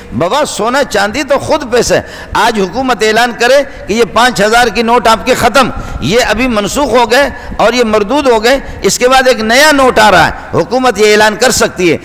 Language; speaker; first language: Urdu; non-native, local second language; Brahui